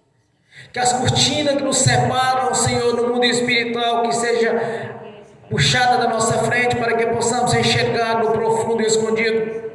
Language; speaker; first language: Portuguese; native; Portuguese